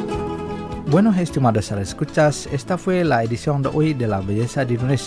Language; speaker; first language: Spanish; non-native, fluent; Indonesian